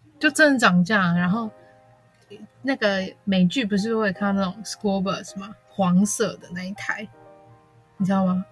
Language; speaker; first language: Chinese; native; Chinese